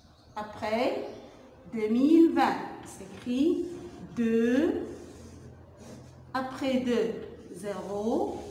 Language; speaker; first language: French; non-native, local second language; Arabic